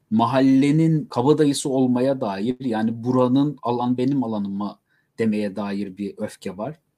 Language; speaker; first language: Turkish; native; Turkish